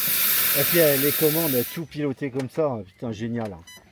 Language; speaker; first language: French; native; French